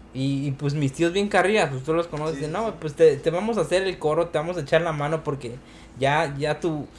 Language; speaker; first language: Spanish; native; Spanish